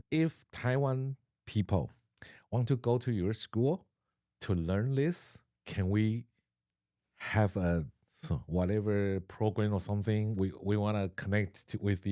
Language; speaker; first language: English; non-native, learner; Chinese